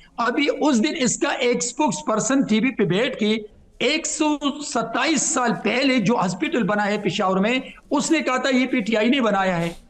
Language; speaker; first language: Urdu; non-native, local second language; Pashto